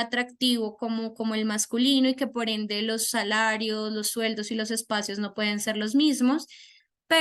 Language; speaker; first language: Spanish; native; Spanish